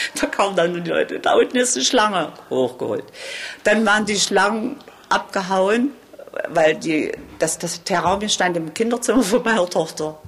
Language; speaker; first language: German; native; German